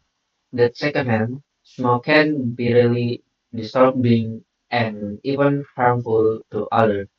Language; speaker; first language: English; non-native, learner; Indonesian